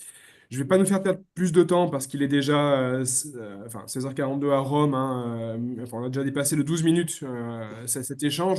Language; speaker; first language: French; native; French